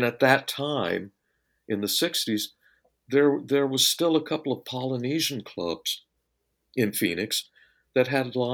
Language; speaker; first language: English; native; English